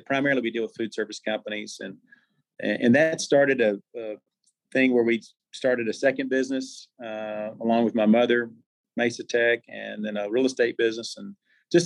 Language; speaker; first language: English; native; English